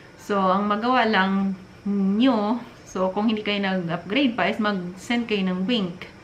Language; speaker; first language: Filipino; non-native, local second language; Cebuano